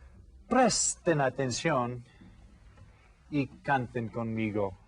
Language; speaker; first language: Spanish; non-native, fluent; English